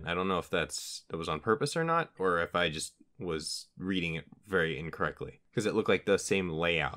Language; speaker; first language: English; native; English